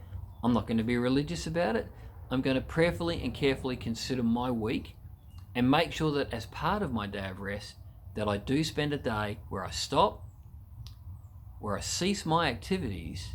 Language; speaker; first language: English; native; English